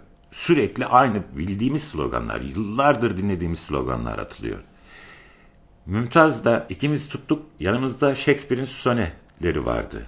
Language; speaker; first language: Turkish; native; Turkish